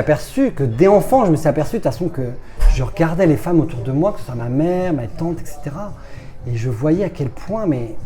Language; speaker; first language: French; native; French